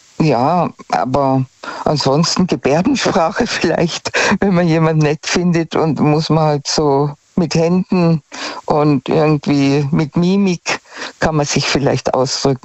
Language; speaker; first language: German; native; German